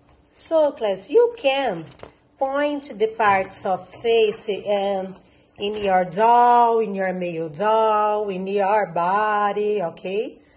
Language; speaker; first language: English; non-native, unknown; Portuguese